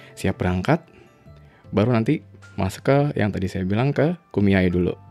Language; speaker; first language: Indonesian; native; Indonesian